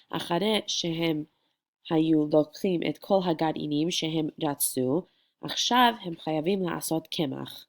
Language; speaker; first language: Hebrew; non-native, fluent; English